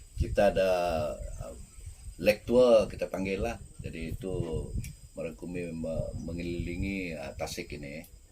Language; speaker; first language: Malay; non-native, local second language; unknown